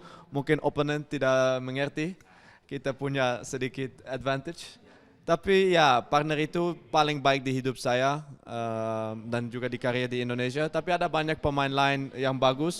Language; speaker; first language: Indonesian; non-native, fluent; Dutch